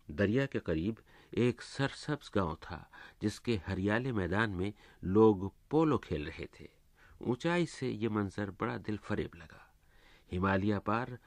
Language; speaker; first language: Urdu; native; Urdu